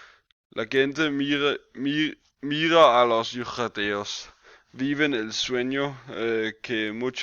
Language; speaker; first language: Spanish; non-native, learner; Danish